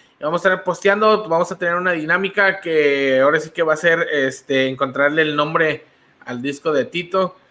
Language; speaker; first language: Spanish; native; Spanish